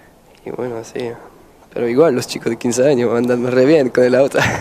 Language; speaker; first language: Spanish; non-native, fluent; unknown